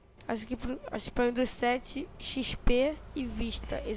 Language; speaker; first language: Portuguese; native; Portuguese